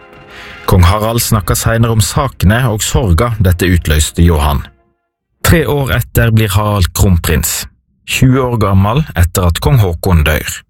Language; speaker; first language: Norwegian; native; Norwegian